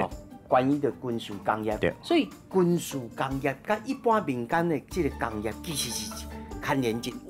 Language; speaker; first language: Chinese; native; Chinese